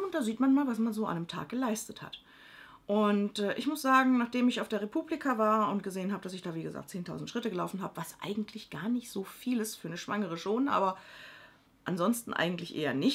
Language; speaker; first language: German; native; German